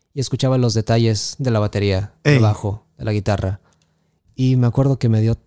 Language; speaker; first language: Spanish; early bilingual, heritage; Spanish